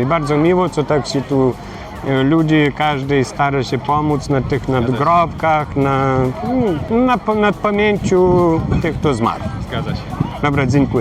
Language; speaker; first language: Polish; non-native, learner; Ukrainian